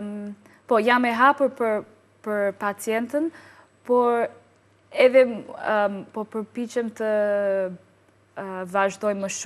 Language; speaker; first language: Albanian; non-native, learner; English